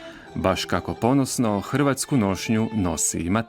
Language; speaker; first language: Croatian; native; Croatian